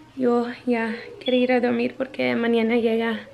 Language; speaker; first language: Spanish; early bilingual, other home language; English